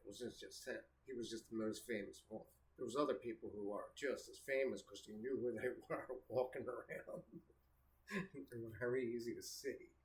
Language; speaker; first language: English; native; English